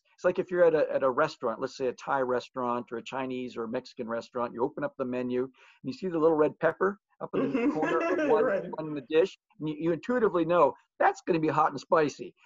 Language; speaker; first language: English; native; English